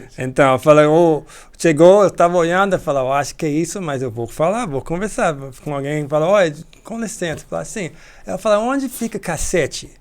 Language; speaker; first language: Portuguese; non-native, fluent; English